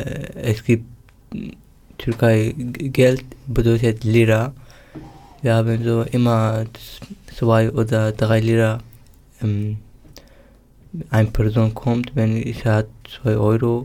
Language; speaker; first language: German; non-native, learner; Turkish